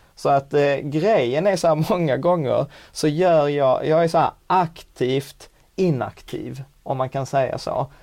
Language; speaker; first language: Swedish; early bilingual, other home language; Czech